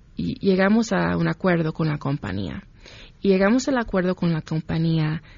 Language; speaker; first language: Spanish; early bilingual, heritage; Spanish